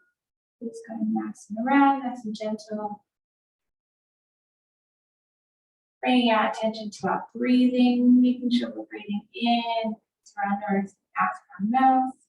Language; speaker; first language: English; native; English